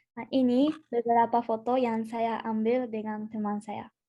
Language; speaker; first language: Indonesian; non-native, learner; Japanese